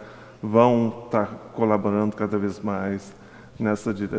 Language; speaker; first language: Portuguese; native; Portuguese